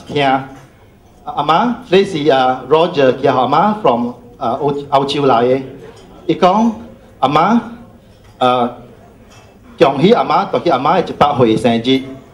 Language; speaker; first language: English; non-native, local second language; Min Nan Chinese